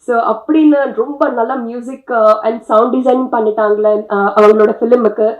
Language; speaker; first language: Tamil; non-native, learner; Telugu